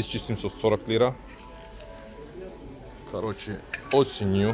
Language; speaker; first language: Russian; non-native, learner; Turkish